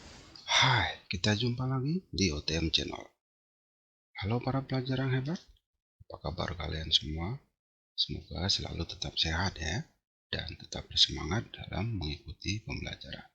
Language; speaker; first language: Indonesian; native; Indonesian